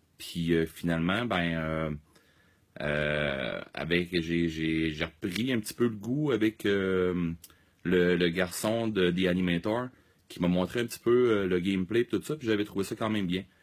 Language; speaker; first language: French; native; French